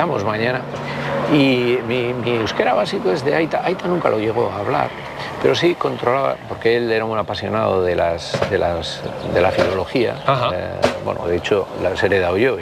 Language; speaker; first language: Spanish; native; Spanish